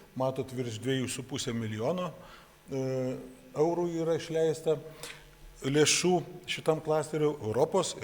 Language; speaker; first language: Lithuanian; native; Lithuanian